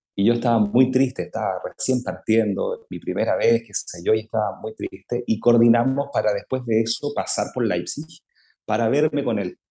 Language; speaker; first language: Spanish; native; Spanish